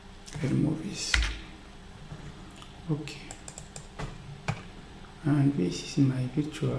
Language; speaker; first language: English; non-native, learner; French